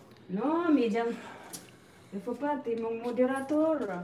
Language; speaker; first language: French; non-native, learner; Filipino